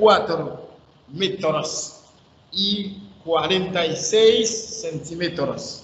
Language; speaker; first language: Spanish; non-native, learner; Haitian Creole